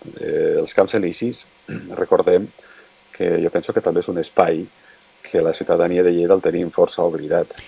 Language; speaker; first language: Catalan; native; Catalan